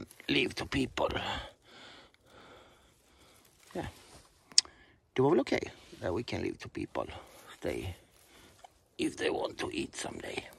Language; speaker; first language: English; non-native, learner; Swedish